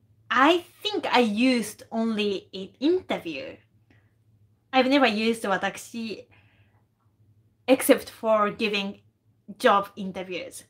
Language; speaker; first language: English; non-native, fluent; Japanese